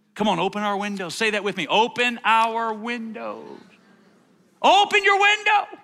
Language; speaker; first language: English; native; English